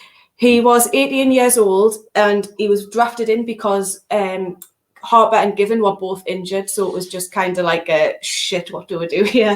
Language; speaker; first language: English; native; English